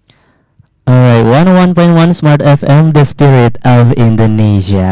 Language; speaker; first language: English; non-native, learner; Indonesian